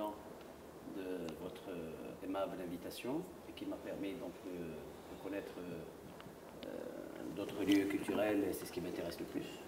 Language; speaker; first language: French; non-native, local second language; Arabic